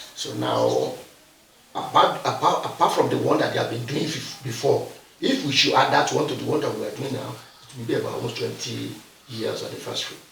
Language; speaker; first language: English; non-native, local second language; Yoruba